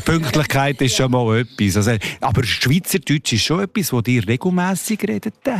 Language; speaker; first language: German; native; German